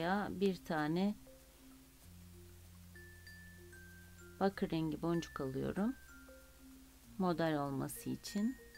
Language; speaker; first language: Turkish; native; Turkish